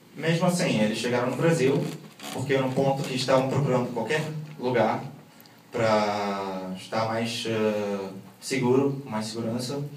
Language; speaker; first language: Portuguese; non-native, fluent; Arabic